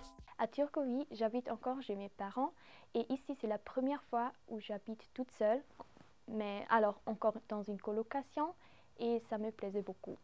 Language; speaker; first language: French; non-native, local second language; German